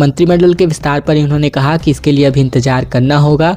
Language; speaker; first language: Hindi; native; Hindi